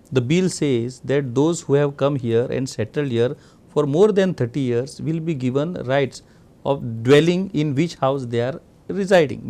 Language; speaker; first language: English; non-native, local second language; Marathi